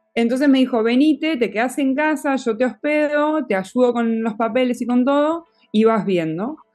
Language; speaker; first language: Spanish; native; Spanish